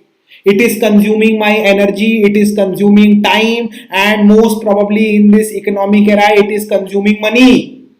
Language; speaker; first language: English; non-native, local second language; Hindi